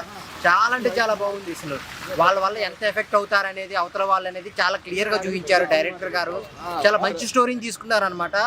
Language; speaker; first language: Telugu; native; Telugu